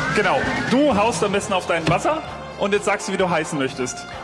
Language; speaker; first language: German; native; German